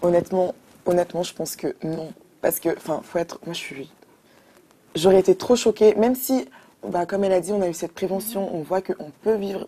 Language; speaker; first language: French; early bilingual, other home language; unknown